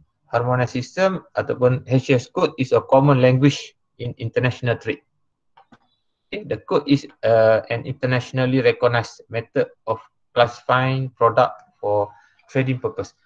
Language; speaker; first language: English; non-native, local second language; Malay